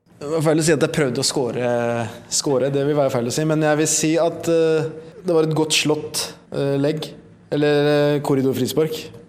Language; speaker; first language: Norwegian; early bilingual, other home language; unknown